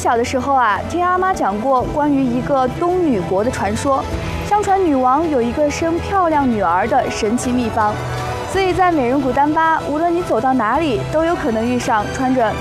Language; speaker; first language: Chinese; native; Chinese